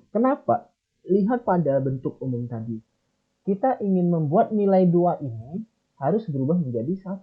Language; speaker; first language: Indonesian; native; Indonesian